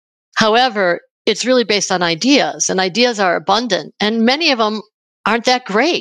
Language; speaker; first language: English; native; English